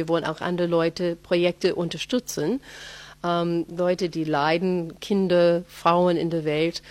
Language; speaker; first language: German; non-native, fluent; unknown